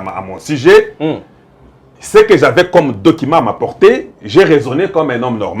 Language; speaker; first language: French; non-native, local second language; Lingala